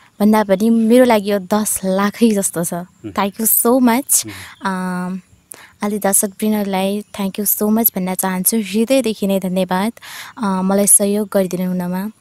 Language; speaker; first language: Nepali; non-native, local second language; Dangaura Tharu